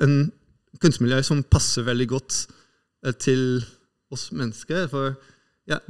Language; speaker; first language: Norwegian; non-native, fluent; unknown